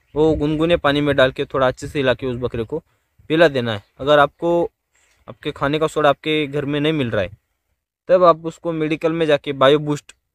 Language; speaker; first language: Hindi; non-native, local second language; Marathi